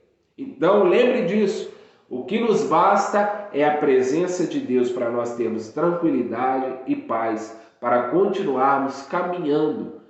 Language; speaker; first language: Portuguese; native; Portuguese